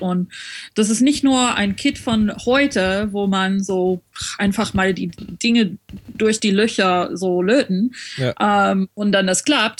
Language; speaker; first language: German; non-native, learner; French